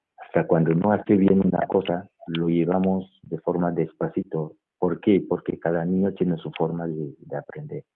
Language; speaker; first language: Spanish; non-native, fluent; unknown